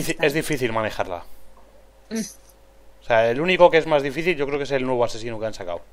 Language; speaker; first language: Spanish; native; Spanish